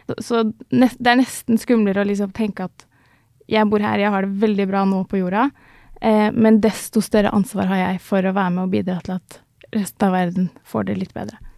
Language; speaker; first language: Norwegian; early bilingual, other home language; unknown